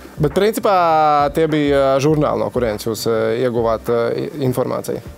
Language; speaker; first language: Latvian; native; Latvian